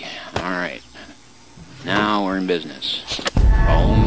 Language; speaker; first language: English; native; English